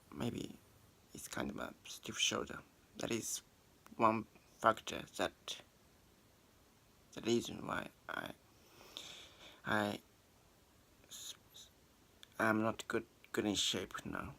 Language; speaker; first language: English; non-native, learner; Japanese